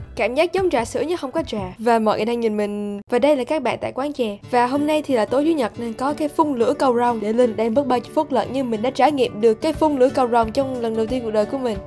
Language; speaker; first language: Vietnamese; early bilingual, heritage; Vietnamese